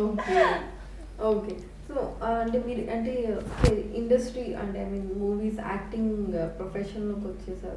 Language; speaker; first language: Telugu; native; Telugu